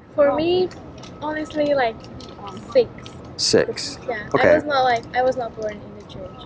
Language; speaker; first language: English; non-native, fluent; Portuguese